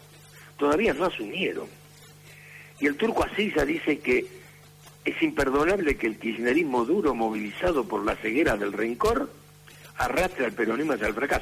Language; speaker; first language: Spanish; native; Spanish